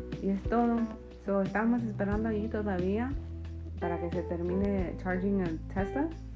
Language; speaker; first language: Spanish; early bilingual, other home language; English